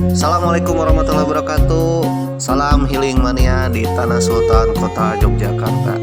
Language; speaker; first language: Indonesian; non-native, local second language; Sundanese